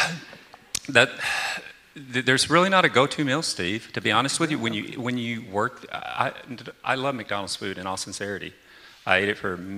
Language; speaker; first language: English; native; English